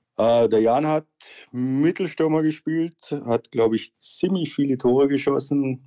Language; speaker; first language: German; native; German